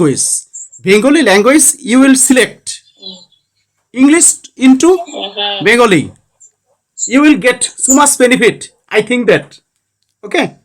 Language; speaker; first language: English; non-native, learner; Bangla